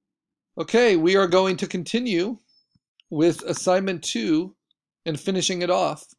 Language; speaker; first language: English; native; English